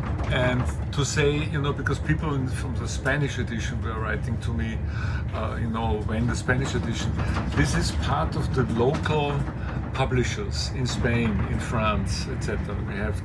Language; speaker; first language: English; non-native, fluent; German